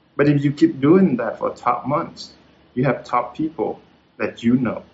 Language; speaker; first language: English; non-native, fluent; Vietnamese